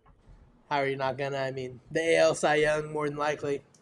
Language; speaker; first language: English; native; English